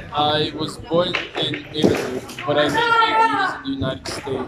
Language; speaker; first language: English; non-native, fluent; Italian